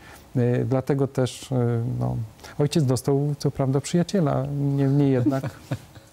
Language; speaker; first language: Polish; native; Polish